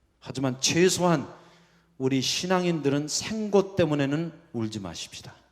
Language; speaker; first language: Korean; early bilingual, heritage; Korean